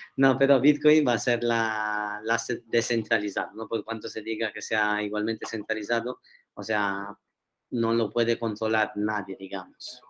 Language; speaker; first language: Spanish; non-native, fluent; Italian